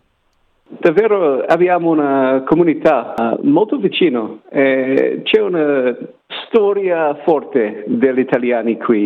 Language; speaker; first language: Italian; non-native, learner; English